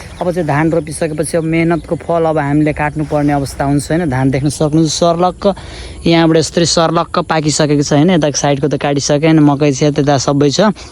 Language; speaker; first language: Nepali; non-native, local second language; Dangaura Tharu